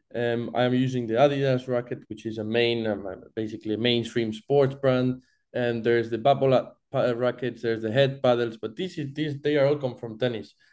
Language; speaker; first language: English; non-native, fluent; Spanish